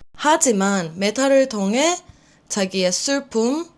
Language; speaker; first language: Korean; non-native, fluent; Finnish